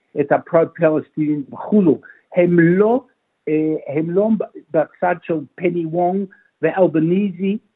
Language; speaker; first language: Hebrew; non-native, fluent; English